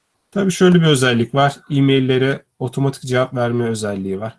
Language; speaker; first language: Turkish; native; Turkish